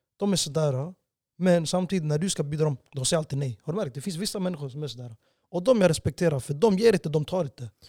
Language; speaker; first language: Swedish; early bilingual, other home language; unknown